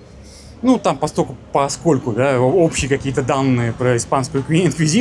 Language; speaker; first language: Russian; native; Russian